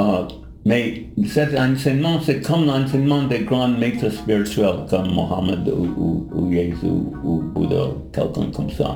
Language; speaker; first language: French; non-native, fluent; English